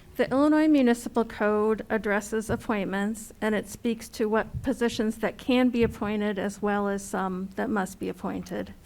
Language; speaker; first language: English; native; English